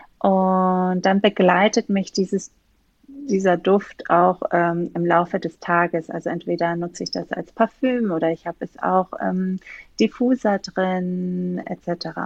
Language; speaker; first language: German; non-native, fluent; Greek